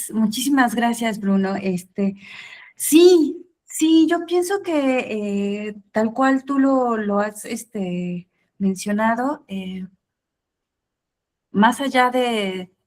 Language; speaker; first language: Spanish; native; Spanish